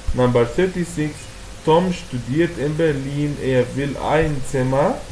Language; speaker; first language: German; non-native, fluent; Arabic